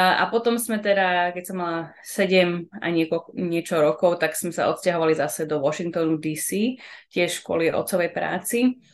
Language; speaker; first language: Slovak; early bilingual, heritage; Slovak